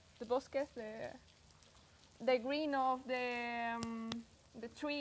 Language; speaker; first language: English; non-native, learner; Spanish